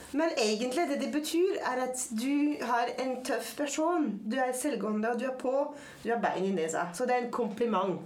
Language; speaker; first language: Norwegian; non-native, fluent; French